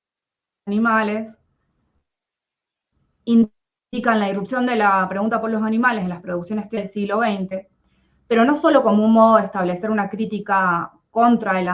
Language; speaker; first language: Spanish; native; Spanish